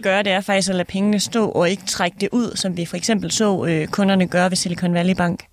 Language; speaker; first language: Danish; native; Danish